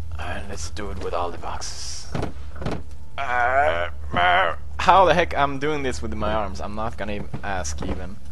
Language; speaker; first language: English; non-native, fluent; Swedish